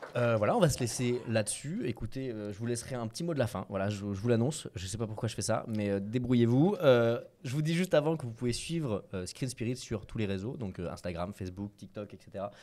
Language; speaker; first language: French; native; French